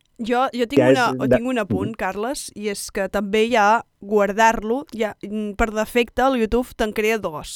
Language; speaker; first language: Catalan; native; Catalan